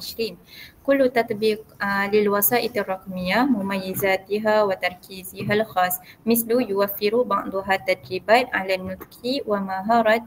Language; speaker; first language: Arabic; non-native, learner; Malay